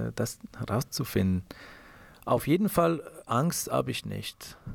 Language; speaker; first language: German; non-native, fluent; Italian